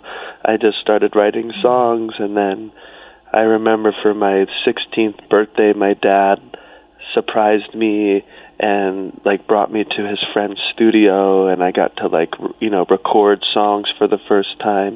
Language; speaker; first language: English; native; English